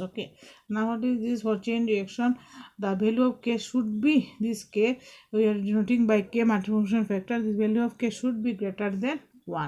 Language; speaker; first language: English; non-native, local second language; Bangla